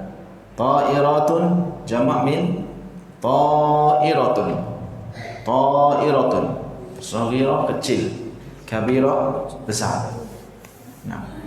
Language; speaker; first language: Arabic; non-native, fluent; Indonesian